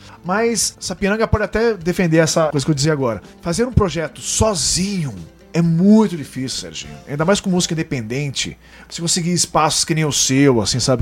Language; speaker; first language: Portuguese; native; Portuguese